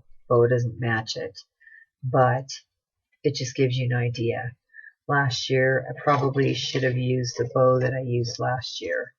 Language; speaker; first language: English; native; English